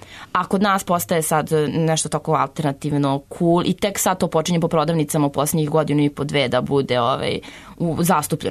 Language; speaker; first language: Serbian; native; Serbian